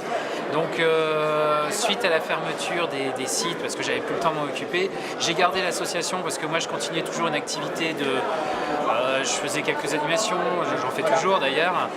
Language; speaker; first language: French; native; French